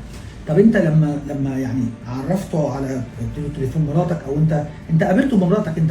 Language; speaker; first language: Arabic; native; Arabic